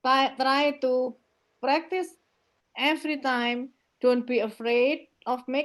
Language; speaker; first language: English; non-native, fluent; Indonesian